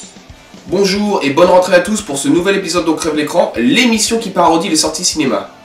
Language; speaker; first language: French; native; French